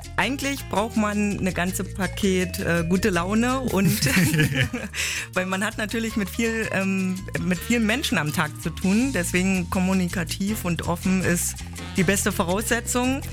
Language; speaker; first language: German; native; German